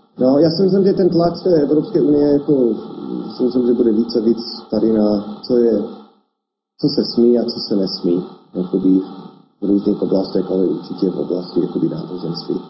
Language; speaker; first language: Czech; non-native, fluent; English